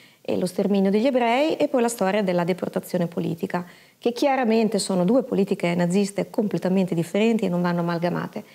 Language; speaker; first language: Italian; native; Italian